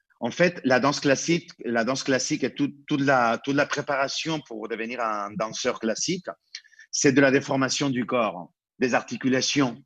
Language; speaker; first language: French; non-native, fluent; Spanish